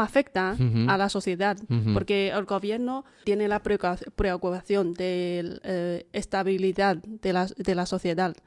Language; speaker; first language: Spanish; non-native, fluent; Chinese